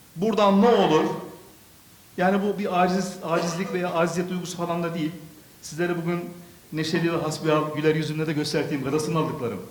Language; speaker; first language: Turkish; early bilingual, other home language; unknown